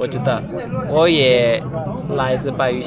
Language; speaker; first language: Chinese; non-native, learner; Turkish